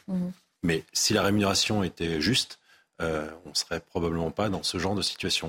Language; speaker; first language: French; native; French